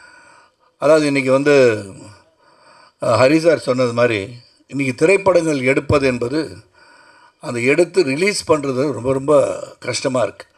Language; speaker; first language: Tamil; native; Tamil